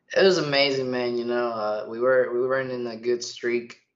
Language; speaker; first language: English; early bilingual, other home language; Spanish